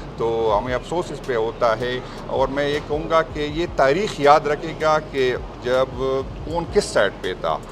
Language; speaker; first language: Urdu; non-native, local second language; Pashto